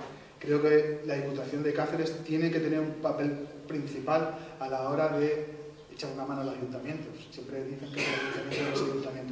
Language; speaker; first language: Spanish; native; Spanish